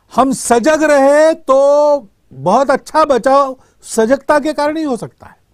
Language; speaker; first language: Hindi; non-native, local second language; Marathi